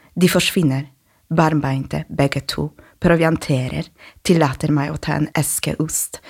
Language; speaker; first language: Norwegian; non-native, fluent; Polish